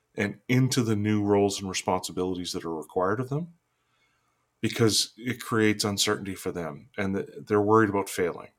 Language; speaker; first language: English; native; English